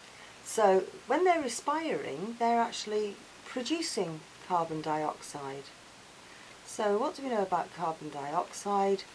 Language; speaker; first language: English; native; English